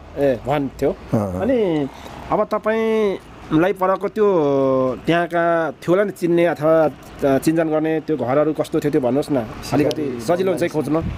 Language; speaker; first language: Nepali; native; Nepali